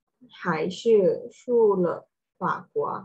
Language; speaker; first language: Chinese; non-native, learner; Thai